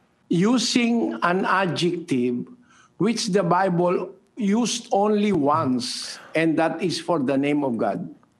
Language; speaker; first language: English; non-native, local second language; Filipino